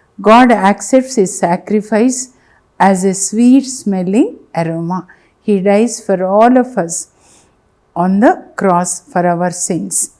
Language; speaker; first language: English; non-native, local second language; Telugu